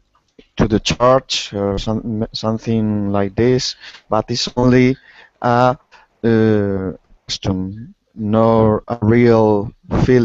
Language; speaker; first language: English; non-native, learner; Spanish